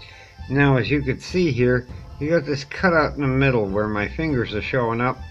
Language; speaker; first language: English; native; English